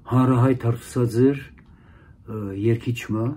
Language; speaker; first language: Armenian; early bilingual, heritage; Arabic